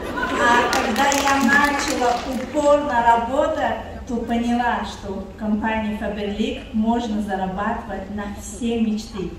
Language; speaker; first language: Russian; non-native, fluent; Tajik